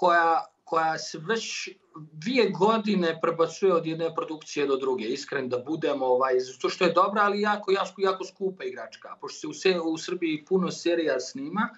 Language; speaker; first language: Serbian; native; Serbian